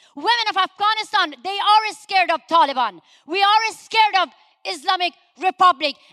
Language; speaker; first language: English; non-native, fluent; Persian